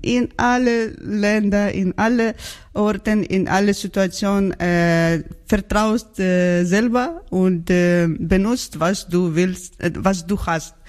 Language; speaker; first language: German; non-native, learner; Georgian